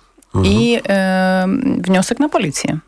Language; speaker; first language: Polish; non-native, local second language; Ukrainian